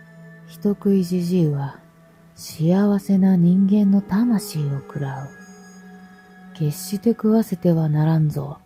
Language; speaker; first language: Japanese; native; Japanese